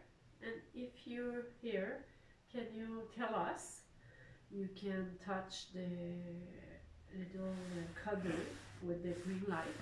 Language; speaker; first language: English; non-native, learner; French